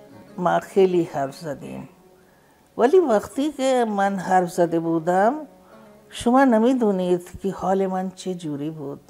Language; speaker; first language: Persian; non-native, fluent; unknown